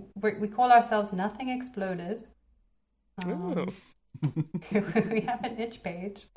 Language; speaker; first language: English; native; English